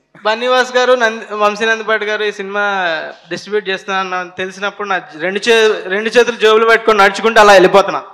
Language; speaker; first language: Telugu; native; Telugu